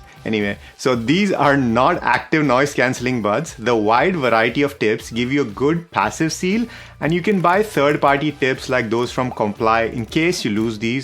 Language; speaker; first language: English; non-native, fluent; Dutch